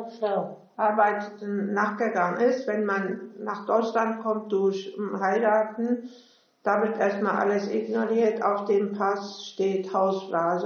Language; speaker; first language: German; non-native, fluent; Turkish